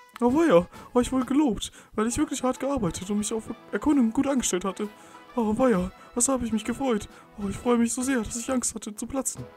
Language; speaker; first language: German; native; German